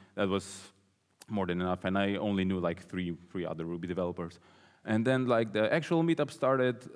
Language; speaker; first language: English; non-native, fluent; Slovenian